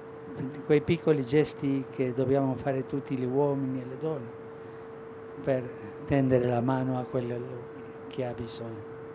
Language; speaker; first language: Italian; non-native, fluent; Spanish